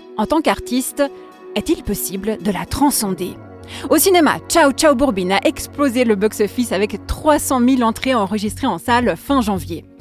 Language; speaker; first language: French; native; French